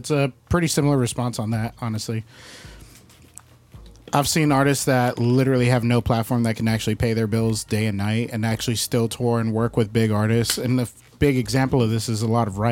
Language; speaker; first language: English; early bilingual, other home language; Spanish